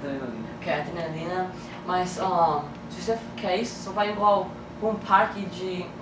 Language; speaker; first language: Portuguese; early bilingual, heritage; English